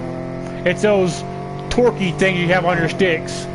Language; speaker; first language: English; native; English